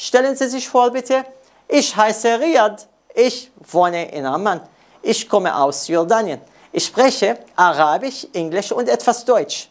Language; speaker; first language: German; non-native, fluent; Arabic